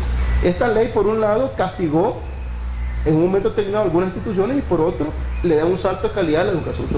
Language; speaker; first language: Spanish; native; Spanish